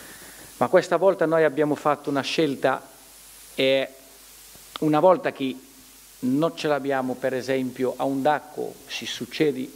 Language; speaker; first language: Italian; non-native, fluent; Portuguese